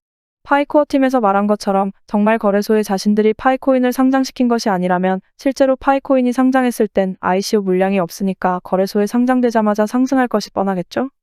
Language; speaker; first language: Korean; native; Korean